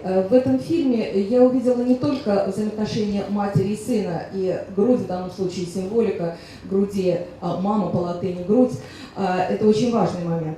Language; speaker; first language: Russian; native; Russian